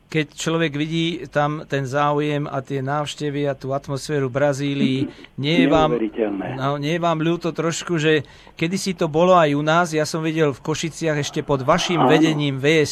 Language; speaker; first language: Slovak; native; Slovak